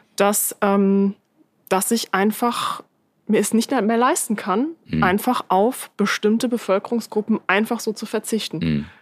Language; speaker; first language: German; native; German